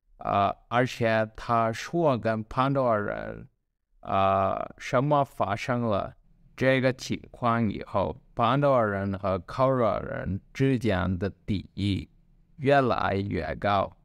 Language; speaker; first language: Chinese; non-native, learner; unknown